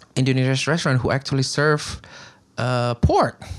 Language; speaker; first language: English; non-native, fluent; Indonesian